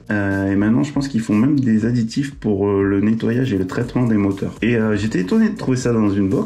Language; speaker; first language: French; native; French